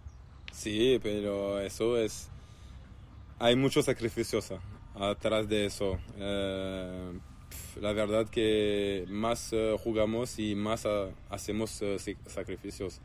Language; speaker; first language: Spanish; non-native, learner; French